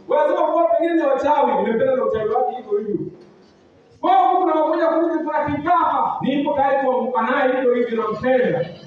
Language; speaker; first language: Swahili; non-native, local second language; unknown